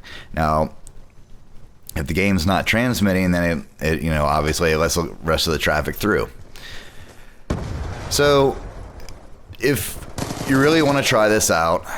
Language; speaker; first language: English; native; English